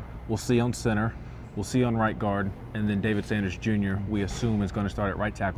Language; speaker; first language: English; native; English